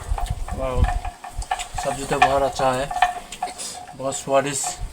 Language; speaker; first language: Hindi; non-native, local second language; Kok Borok